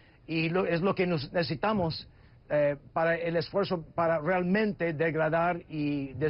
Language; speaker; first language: Spanish; non-native, fluent; English